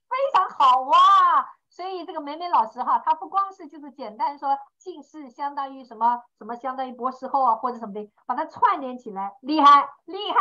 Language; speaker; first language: Chinese; native; Chinese